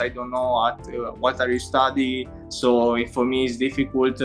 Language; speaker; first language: English; non-native, learner; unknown